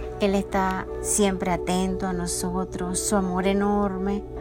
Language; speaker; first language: Spanish; native; Spanish